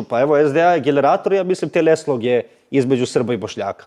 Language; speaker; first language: Bosnian; native; Bosnian